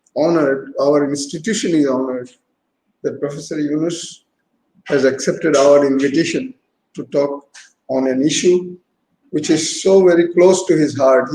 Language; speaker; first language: English; non-native, local second language; Bangla